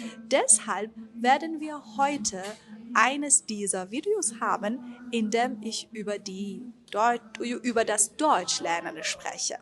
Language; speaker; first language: German; non-native, fluent; Persian